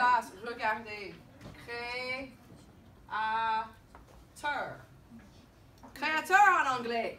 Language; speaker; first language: French; non-native, fluent; English